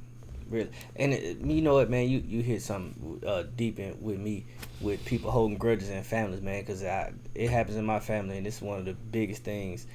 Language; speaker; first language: English; native; English